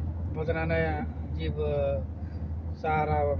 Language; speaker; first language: Arabic; non-native, learner; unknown